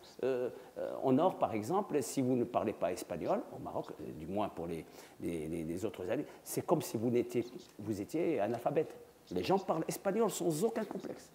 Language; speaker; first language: French; non-native, local second language; Arabic